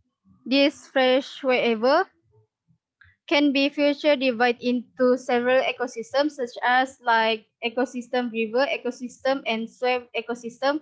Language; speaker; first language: English; non-native, learner; Indonesian